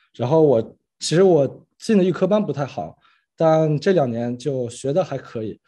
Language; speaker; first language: Chinese; early bilingual, other home language; French